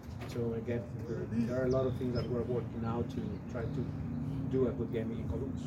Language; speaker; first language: English; non-native, fluent; Spanish